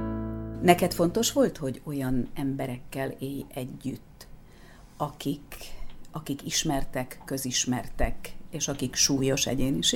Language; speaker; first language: Hungarian; native; Hungarian